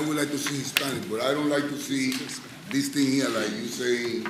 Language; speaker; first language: English; non-native, fluent; Spanish